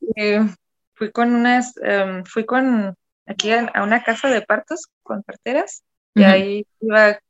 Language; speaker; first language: Spanish; non-native, fluent; German